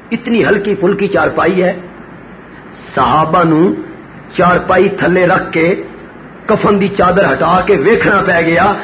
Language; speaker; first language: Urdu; non-native, local second language; Punjabi